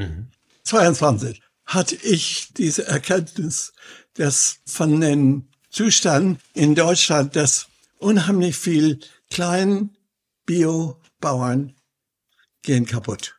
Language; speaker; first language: German; non-native, fluent; English